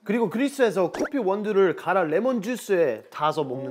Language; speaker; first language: Korean; non-native, fluent; English